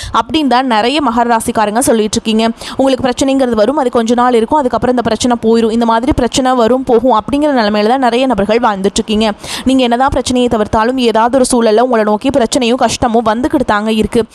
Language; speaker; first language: Tamil; native; Tamil